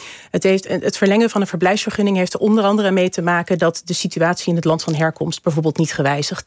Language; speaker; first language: Dutch; native; Dutch